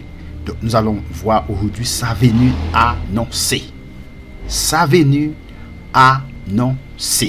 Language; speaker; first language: French; non-native, local second language; Haitian Creole